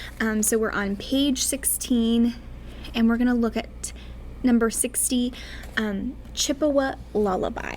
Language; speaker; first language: English; native; English